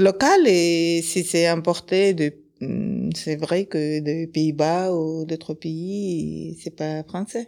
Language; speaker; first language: French; non-native, fluent; Kyrgyz